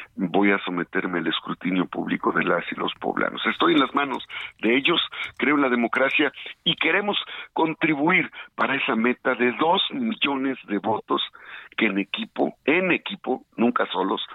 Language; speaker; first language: Spanish; native; Spanish